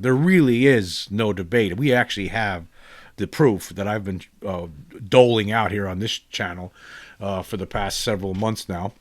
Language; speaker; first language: English; native; English